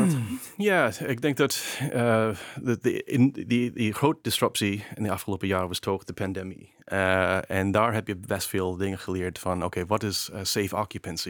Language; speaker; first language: Dutch; non-native, fluent; English